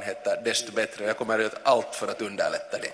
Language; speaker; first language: Swedish; native; Swedish